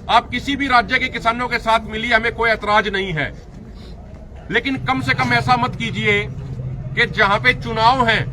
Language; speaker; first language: Hindi; non-native, local second language; Punjabi